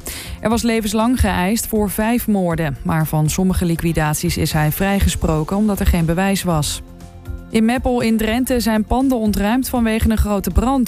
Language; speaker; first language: Dutch; native; Dutch